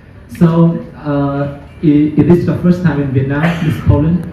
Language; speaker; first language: English; non-native, fluent; Vietnamese